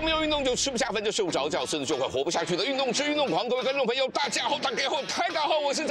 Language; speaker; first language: Chinese; native; Chinese